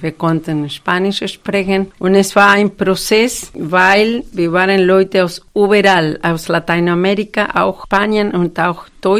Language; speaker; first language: German; non-native, fluent; Spanish